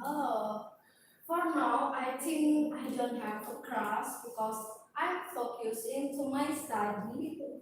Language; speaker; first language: English; non-native, learner; Indonesian